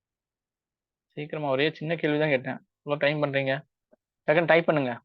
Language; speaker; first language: Tamil; native; Tamil